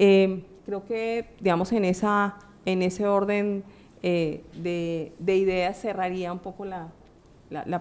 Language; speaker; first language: Spanish; native; Spanish